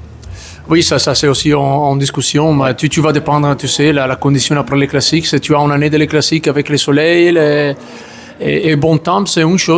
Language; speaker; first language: French; non-native, learner; Italian